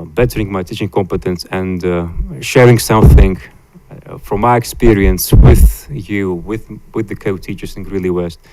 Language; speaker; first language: English; non-native, fluent; Latvian